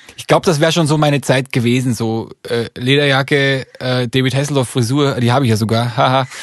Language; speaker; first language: German; native; German